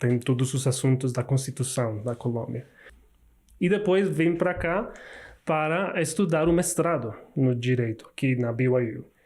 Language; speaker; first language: Portuguese; non-native, learner; Spanish